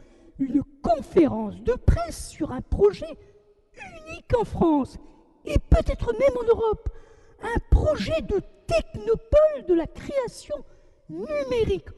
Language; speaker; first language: French; native; French